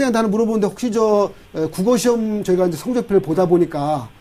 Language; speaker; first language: Korean; native; Korean